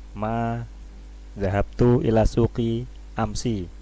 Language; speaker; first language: Arabic; non-native, learner; Indonesian